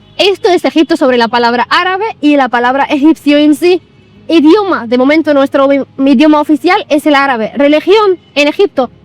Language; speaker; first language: Spanish; non-native, fluent; Arabic